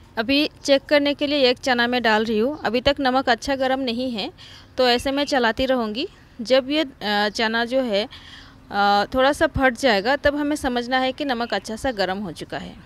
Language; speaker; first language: Hindi; non-native, local second language; Marathi